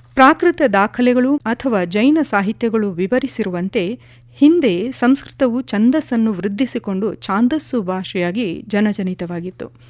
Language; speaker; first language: Kannada; non-native, local second language; Kodava